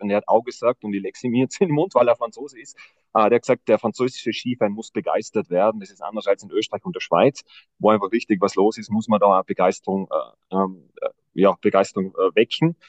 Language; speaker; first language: German; native; German